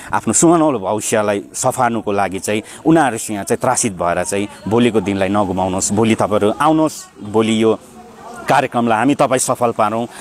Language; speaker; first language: Nepali; native; Nepali